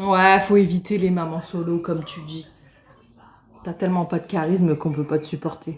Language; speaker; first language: French; native; French